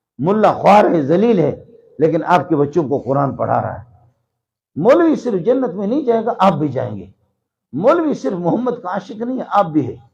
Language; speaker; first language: Urdu; non-native, local second language; Brahui